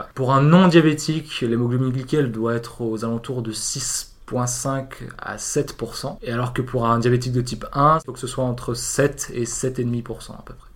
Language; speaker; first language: French; native; French